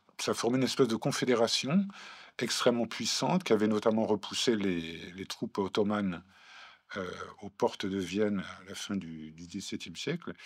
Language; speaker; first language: French; native; French